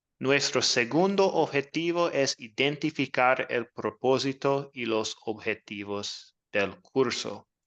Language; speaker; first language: Spanish; non-native, learner; English